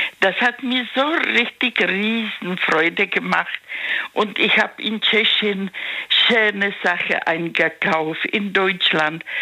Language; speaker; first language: German; non-native, learner; Czech